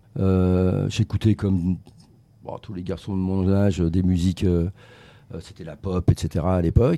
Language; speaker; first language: French; native; French